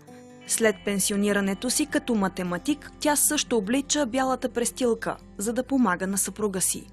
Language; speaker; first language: Bulgarian; native; Bulgarian